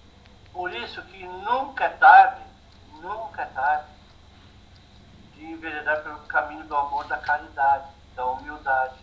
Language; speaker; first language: Portuguese; native; Portuguese